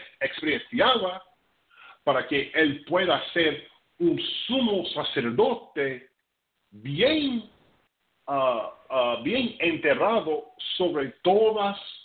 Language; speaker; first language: Spanish; non-native, fluent; English